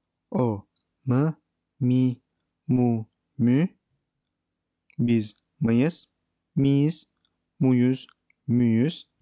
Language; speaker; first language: Turkish; non-native, fluent; Indonesian